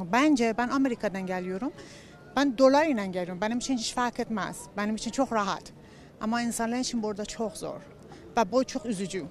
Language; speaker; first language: Turkish; early bilingual, heritage; Turkish